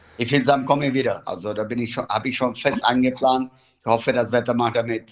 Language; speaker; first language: German; non-native, fluent; Czech